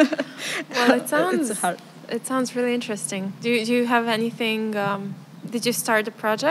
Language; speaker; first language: English; non-native, fluent; Serbian